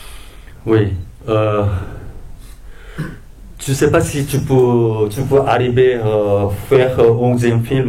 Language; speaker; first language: French; non-native, fluent; Korean